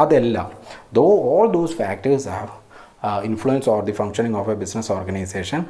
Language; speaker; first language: English; non-native, local second language; Malayalam